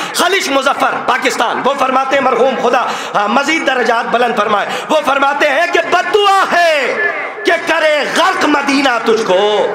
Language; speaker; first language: Urdu; native; Urdu